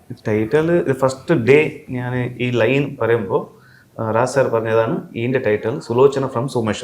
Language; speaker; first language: Malayalam; non-native, learner; Tulu